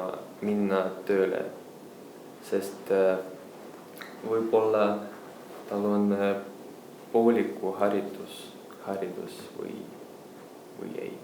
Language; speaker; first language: Estonian; non-native, local second language; Russian